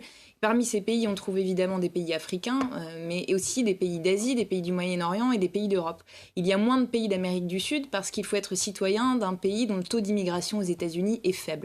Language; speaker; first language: French; native; French